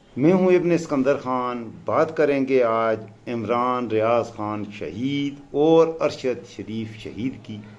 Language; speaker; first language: Urdu; non-native, local second language; Pashto